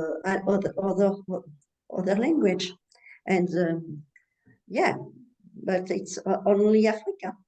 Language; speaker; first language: English; non-native, learner; French